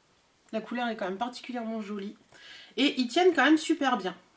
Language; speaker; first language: French; native; French